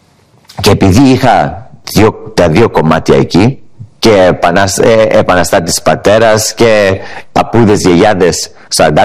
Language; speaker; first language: Greek; early bilingual, heritage; English